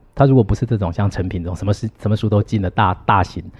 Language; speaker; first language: Chinese; native; Chinese